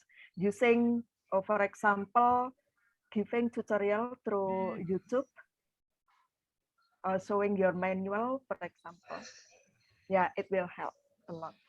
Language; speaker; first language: English; non-native, fluent; Indonesian